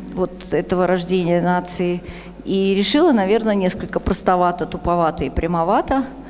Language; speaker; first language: Russian; native; Russian